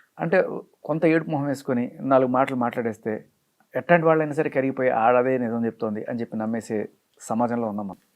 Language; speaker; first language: Telugu; native; Telugu